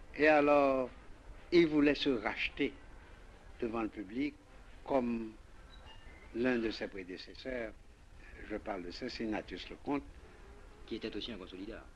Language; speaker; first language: French; native; French